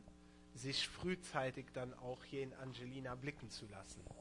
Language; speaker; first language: German; non-native, local second language; Luxembourgish